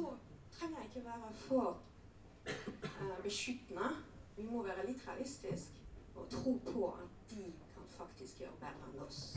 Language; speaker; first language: Norwegian; non-native, fluent; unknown